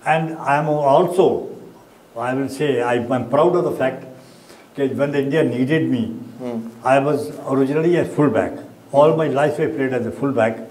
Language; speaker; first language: English; non-native, local second language; Punjabi